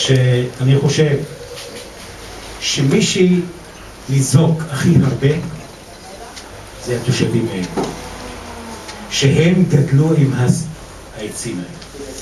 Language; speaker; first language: Hebrew; non-native, local second language; Arabic